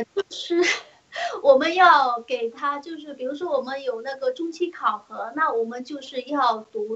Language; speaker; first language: Chinese; early bilingual, heritage; Chinese